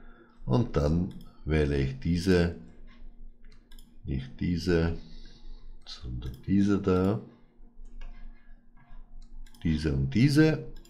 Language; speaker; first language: German; non-native, fluent; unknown